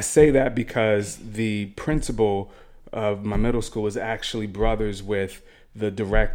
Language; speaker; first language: English; native; English